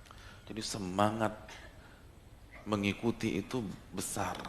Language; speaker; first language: Indonesian; native; Indonesian